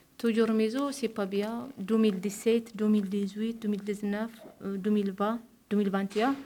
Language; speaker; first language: French; non-native, learner; Tigrinya